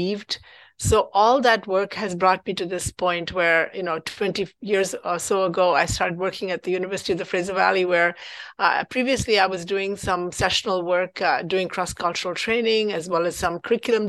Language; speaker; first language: English; non-native, local second language; Punjabi